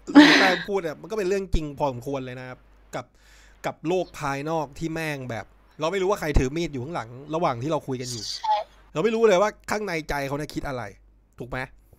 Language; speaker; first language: Thai; native; Thai